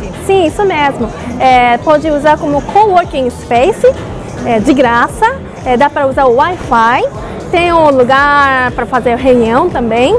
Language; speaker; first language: Portuguese; non-native, learner; Japanese